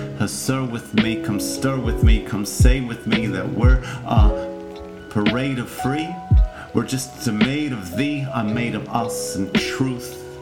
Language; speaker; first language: English; native; English